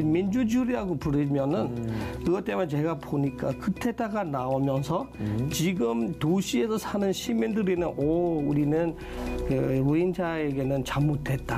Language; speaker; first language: Korean; non-native, learner; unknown